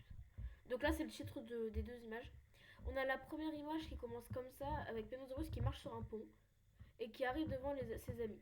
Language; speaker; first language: French; native; French